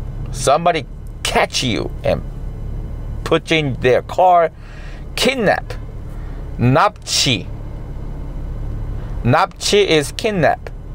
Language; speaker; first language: English; non-native, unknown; Korean